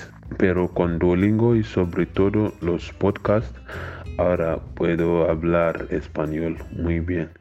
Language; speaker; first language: Spanish; non-native, learner; English